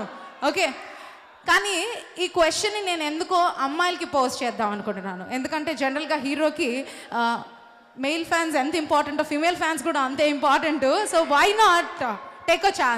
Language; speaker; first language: Telugu; native; Telugu